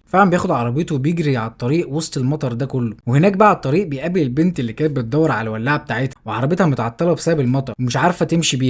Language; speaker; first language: Arabic; native; Arabic